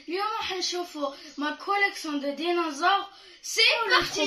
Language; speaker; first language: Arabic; native; Arabic